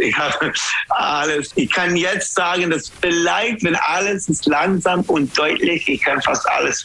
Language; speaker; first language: German; non-native, learner; English